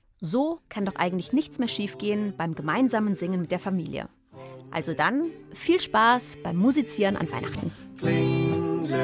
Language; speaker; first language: German; native; German